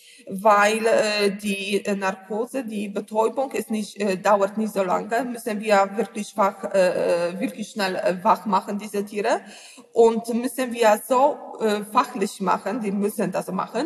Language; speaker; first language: German; non-native, learner; Polish